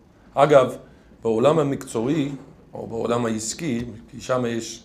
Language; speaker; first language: Hebrew; non-native, fluent; English